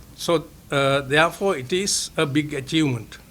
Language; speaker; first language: English; non-native, local second language; Sinhala